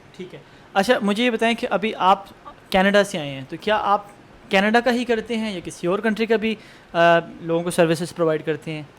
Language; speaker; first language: Urdu; native; Urdu